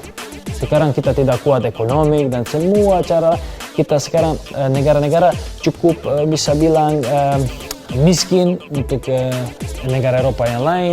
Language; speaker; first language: Indonesian; non-native, fluent; Serbian